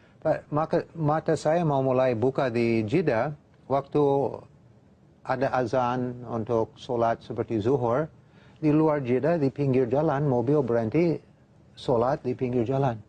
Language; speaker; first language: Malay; non-native, fluent; English